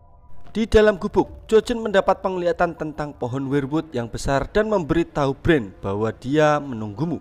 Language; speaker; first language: Indonesian; native; Indonesian